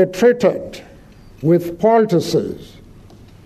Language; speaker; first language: English; non-native, local second language; Xhosa